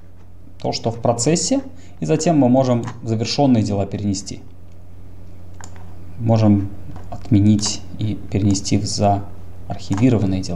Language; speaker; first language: Russian; native; Russian